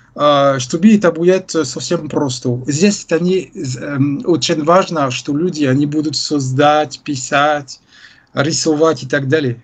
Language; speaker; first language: Russian; non-native, fluent; French